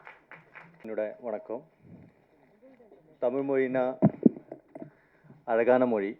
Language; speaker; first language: Tamil; non-native, fluent; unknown